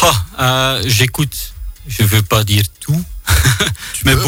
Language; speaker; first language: French; non-native, local second language; Dutch